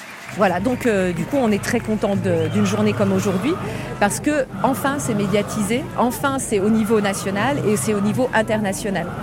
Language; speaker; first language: French; native; French